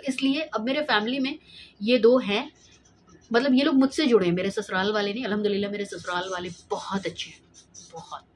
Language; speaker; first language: Hindi; native; Hindi